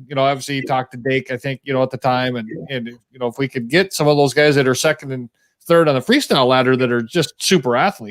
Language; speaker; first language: English; native; English